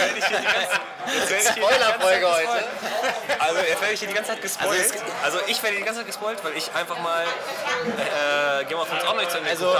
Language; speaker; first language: German; native; German